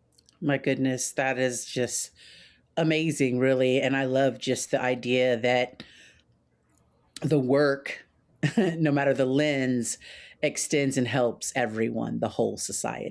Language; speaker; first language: English; native; English